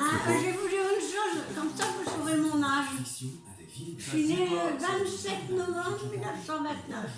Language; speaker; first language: French; early bilingual, other home language; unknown